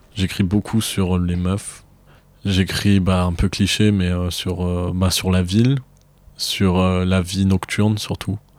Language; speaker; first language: French; native; French